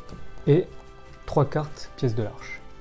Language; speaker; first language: French; native; French